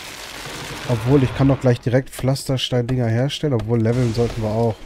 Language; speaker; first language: German; native; German